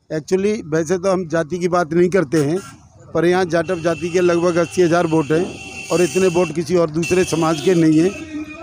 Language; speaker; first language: Hindi; native; Hindi